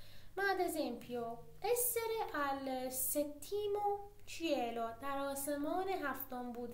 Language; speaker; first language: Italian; non-native, fluent; Persian